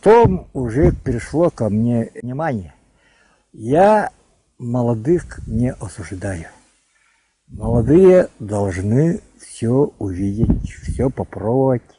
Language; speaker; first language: Russian; non-native, local second language; Yakut